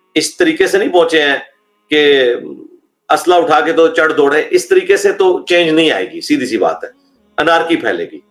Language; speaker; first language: Urdu; non-native, local second language; Punjabi